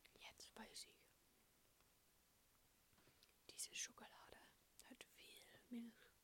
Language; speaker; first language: German; non-native, learner; English